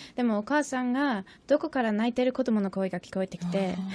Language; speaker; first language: Japanese; non-native, fluent; English